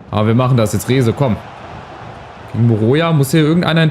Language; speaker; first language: German; native; German